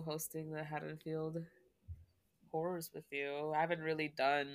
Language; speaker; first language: English; early bilingual, other home language; Spanish